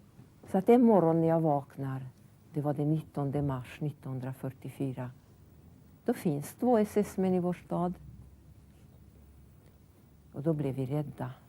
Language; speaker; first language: Swedish; non-native, fluent; Hungarian